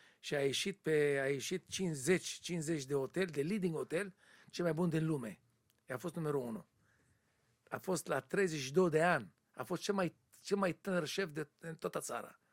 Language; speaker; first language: Romanian; non-native, learner; Hebrew